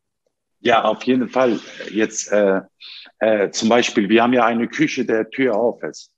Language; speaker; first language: German; non-native, learner; Turkish